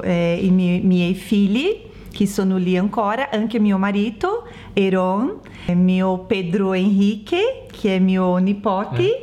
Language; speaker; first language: Italian; non-native, learner; Portuguese